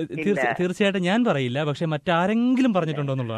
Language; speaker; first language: Malayalam; native; Malayalam